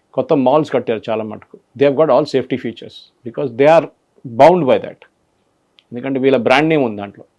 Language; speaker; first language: Telugu; non-native, fluent; Malayalam